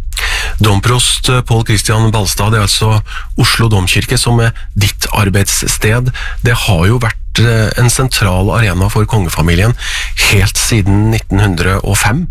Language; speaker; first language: Norwegian; native; Norwegian